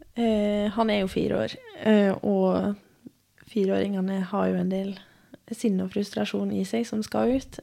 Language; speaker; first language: Norwegian; native; Norwegian